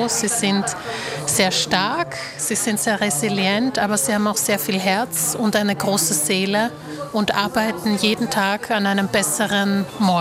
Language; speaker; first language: German; early bilingual, other home language; Slovak